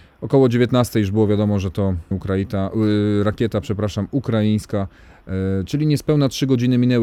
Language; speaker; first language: Polish; native; Polish